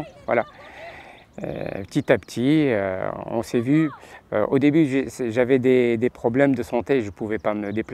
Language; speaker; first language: French; non-native, local second language; Arabic